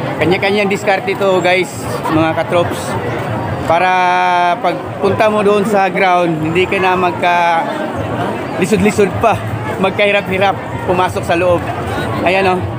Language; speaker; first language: Filipino; non-native, local second language; Cebuano